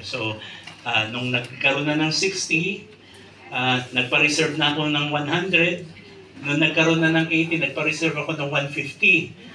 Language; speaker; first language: Filipino; native; Filipino